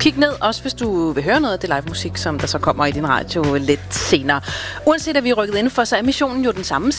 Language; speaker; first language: Danish; native; Danish